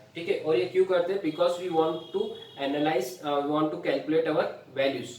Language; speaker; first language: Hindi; non-native, local second language; Marathi